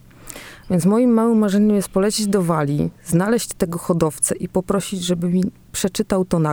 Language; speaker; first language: Polish; native; Polish